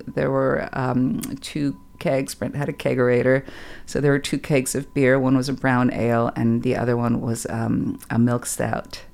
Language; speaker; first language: English; non-native, fluent; German